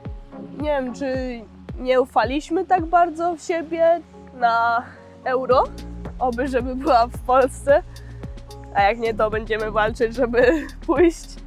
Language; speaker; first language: Polish; early bilingual, heritage; Polish